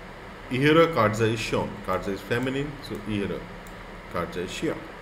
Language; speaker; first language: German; non-native, fluent; Hindi